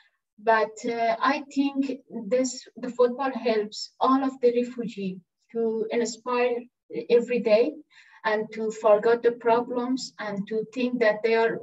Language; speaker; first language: English; non-native, learner; Persian